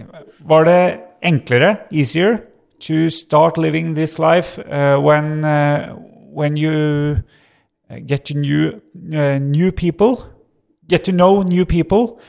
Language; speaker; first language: English; non-native, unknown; Norwegian